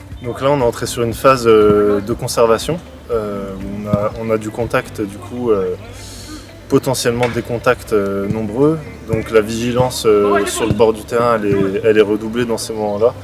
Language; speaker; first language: French; native; French